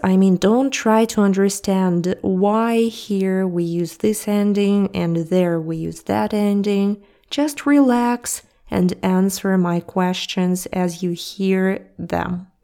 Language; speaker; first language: English; non-native, fluent; Russian